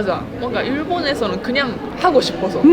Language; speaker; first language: Korean; non-native, fluent; Japanese